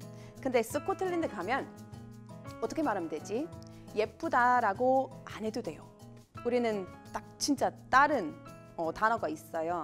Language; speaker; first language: Korean; non-native, fluent; English